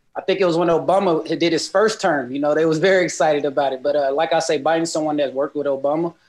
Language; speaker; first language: English; native; English